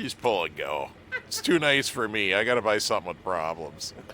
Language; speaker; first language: English; native; English